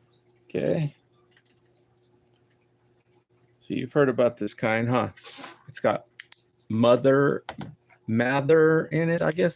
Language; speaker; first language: English; native; English